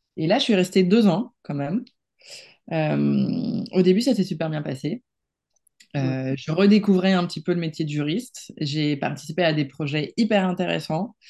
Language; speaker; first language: French; non-native, fluent; Spanish